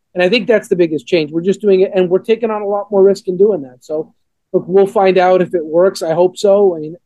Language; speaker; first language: English; native; English